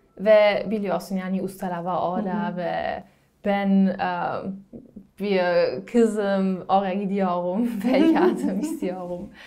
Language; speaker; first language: Turkish; non-native, learner; German